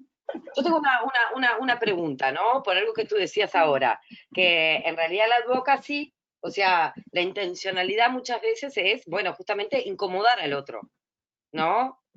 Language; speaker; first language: Spanish; native; Spanish